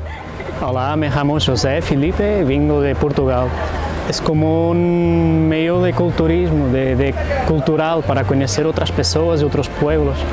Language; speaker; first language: Spanish; non-native, fluent; Portuguese